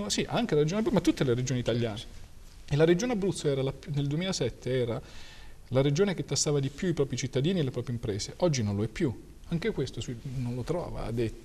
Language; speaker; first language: Italian; native; Italian